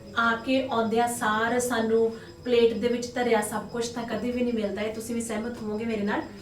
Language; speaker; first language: Punjabi; native; Punjabi